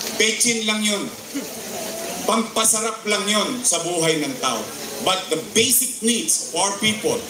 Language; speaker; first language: Filipino; native; Filipino